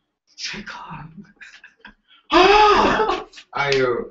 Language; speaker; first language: English; non-native, learner; Japanese